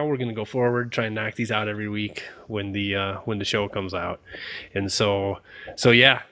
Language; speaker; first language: English; native; English